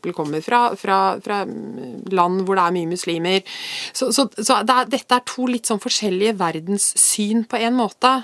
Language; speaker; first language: Norwegian; native; Norwegian